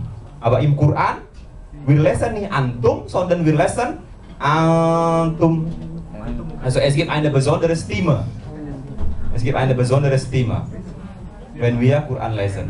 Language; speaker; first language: German; non-native, learner; Indonesian